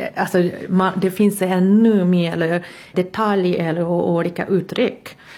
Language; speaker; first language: Swedish; non-native, fluent; Japanese